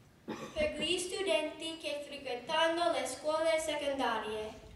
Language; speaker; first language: Italian; non-native, learner; English